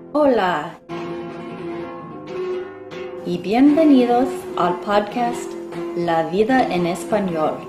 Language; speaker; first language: Spanish; non-native, learner; English